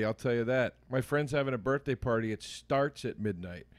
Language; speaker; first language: English; native; English